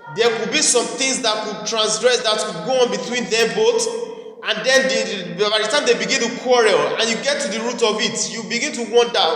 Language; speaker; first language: English; non-native, local second language; Yoruba